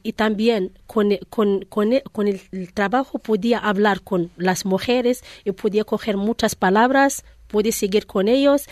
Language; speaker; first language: Spanish; non-native, learner; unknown